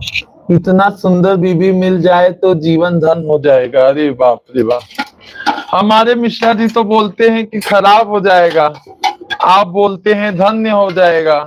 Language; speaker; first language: Hindi; non-native, local second language; Bhojpuri